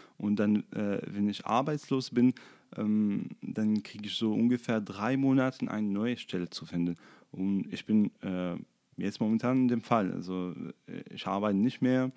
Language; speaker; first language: German; non-native, fluent; Arabic